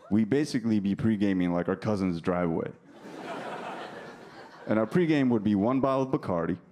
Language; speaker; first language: English; native; English